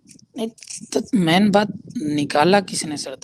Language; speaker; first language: Hindi; non-native, local second language; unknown